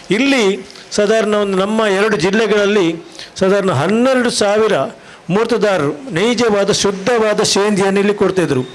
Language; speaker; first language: Kannada; non-native, local second language; Tulu